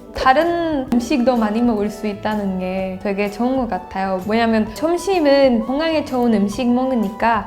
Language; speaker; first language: Korean; non-native, fluent; Spanish